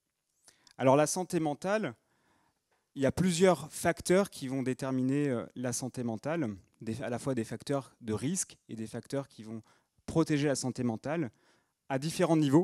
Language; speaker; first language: French; native; French